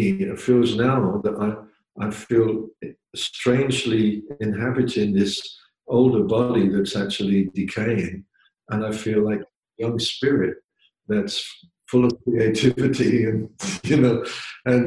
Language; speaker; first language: English; native; English